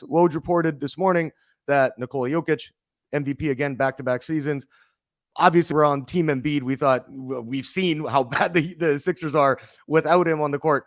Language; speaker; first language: English; native; English